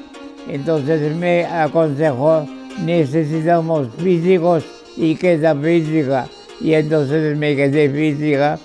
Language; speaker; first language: Spanish; non-native, fluent; Georgian